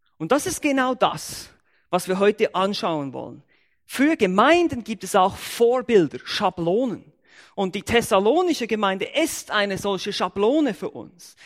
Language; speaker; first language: German; native; German